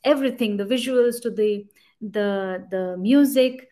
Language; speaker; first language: English; non-native, local second language; Bangla